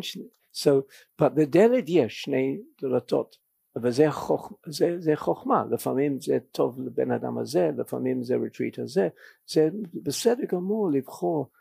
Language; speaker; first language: Hebrew; non-native, fluent; English